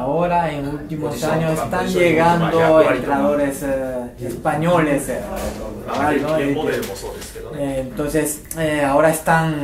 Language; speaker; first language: Spanish; non-native, fluent; Japanese